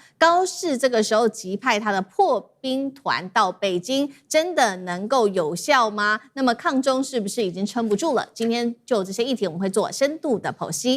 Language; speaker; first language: Chinese; native; Chinese